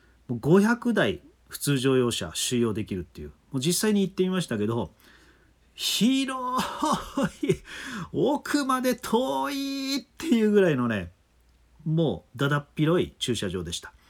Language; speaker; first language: Japanese; native; Japanese